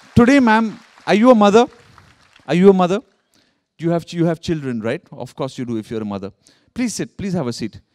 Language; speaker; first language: English; non-native, local second language; Hindi